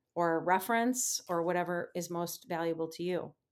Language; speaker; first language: English; native; English